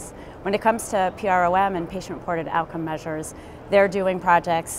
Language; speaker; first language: English; native; English